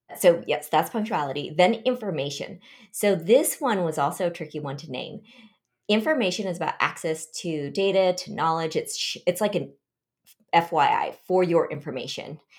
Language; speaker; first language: English; early bilingual, other home language; Vietnamese